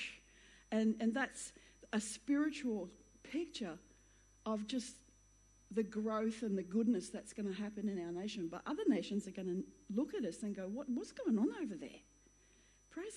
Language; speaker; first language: English; native; English